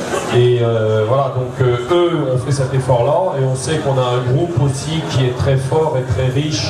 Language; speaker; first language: French; native; French